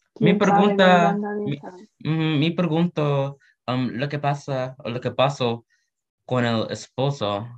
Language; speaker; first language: Spanish; non-native, learner; English